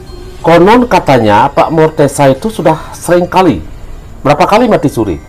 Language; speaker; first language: Indonesian; native; Indonesian